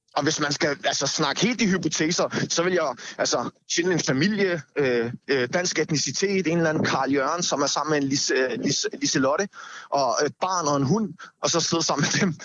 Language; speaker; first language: Danish; native; Danish